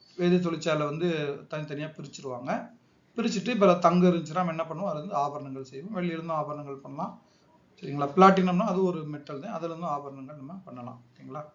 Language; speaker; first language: Tamil; native; Tamil